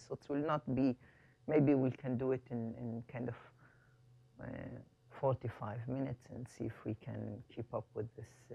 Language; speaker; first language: English; non-native, fluent; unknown